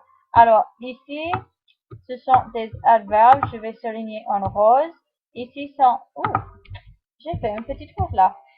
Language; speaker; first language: French; non-native, fluent; English